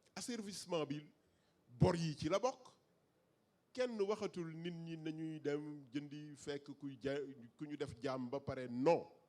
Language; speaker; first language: Wolof; native; Wolof